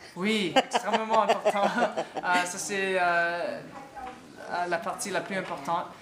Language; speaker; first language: French; non-native, fluent; English